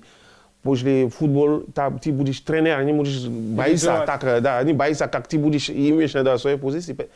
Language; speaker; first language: Russian; non-native, learner; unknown